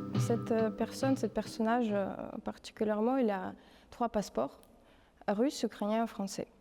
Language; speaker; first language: French; non-native, fluent; Russian